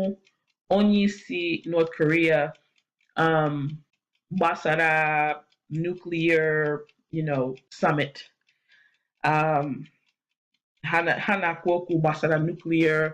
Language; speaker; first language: Igbo; non-native, learner; English